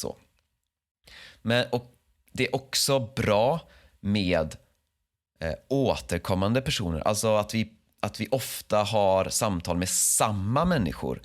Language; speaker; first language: Swedish; native; Swedish